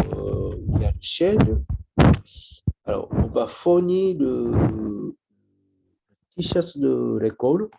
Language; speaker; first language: French; non-native, learner; Japanese